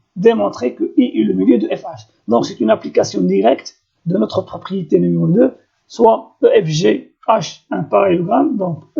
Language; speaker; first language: French; non-native, local second language; Arabic